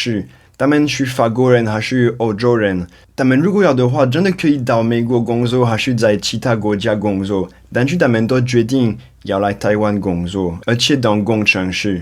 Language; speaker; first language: Chinese; non-native, fluent; French